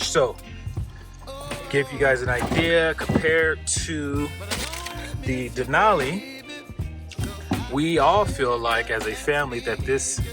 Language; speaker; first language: English; native; English